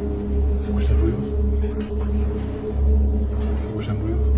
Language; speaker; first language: Spanish; native; Spanish